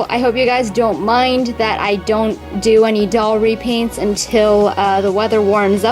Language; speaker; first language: English; native; English